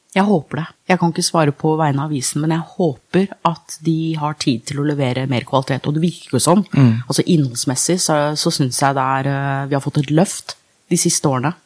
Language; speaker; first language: Norwegian; early bilingual, other home language; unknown